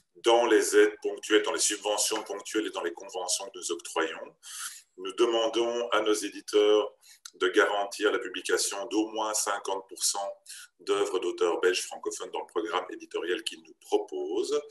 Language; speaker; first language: French; native; French